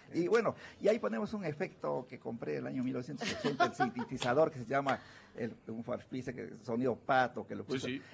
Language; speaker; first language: Spanish; native; Spanish